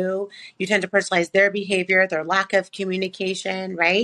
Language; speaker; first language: English; native; English